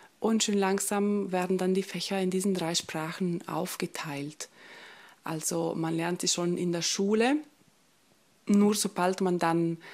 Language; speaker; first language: German; non-native, local second language; Ladin